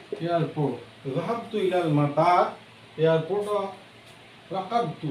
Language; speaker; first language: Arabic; non-native, fluent; Bangla